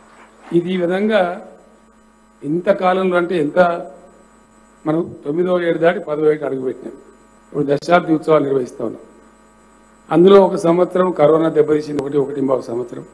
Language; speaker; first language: Telugu; native; Telugu